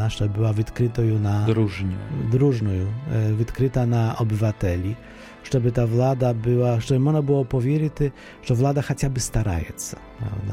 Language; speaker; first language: Polish; non-native, fluent; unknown